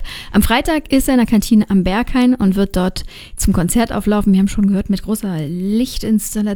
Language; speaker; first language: German; native; German